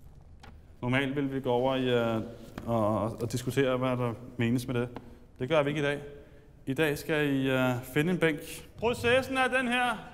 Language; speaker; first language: Danish; native; Danish